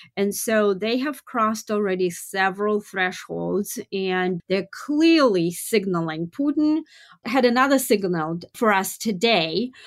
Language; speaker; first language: English; non-native, fluent; Russian